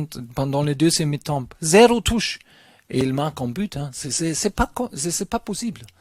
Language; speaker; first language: French; non-native, learner; German